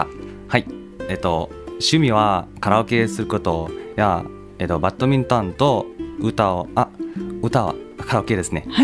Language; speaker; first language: Japanese; non-native, learner; Thai